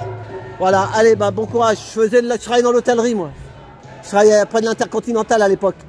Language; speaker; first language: French; native; French